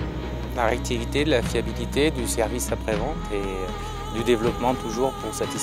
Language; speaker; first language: French; native; French